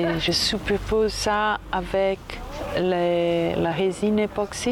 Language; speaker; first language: French; non-native, fluent; Portuguese